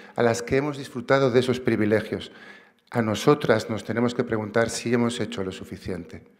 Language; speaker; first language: Spanish; native; Spanish